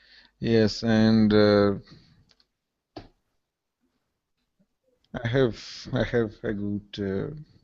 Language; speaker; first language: English; non-native, learner; Russian